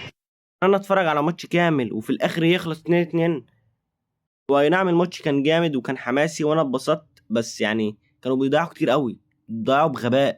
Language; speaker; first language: Arabic; native; Arabic